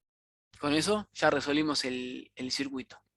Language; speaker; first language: Spanish; native; Spanish